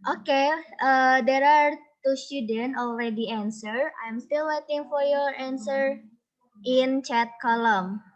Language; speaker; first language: English; non-native, learner; Indonesian